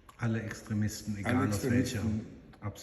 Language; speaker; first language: German; native; German